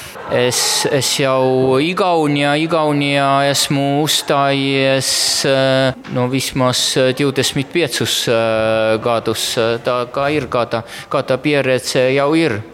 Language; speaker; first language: Latvian; non-native, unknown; Estonian